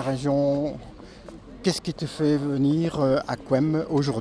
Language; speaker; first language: French; native; French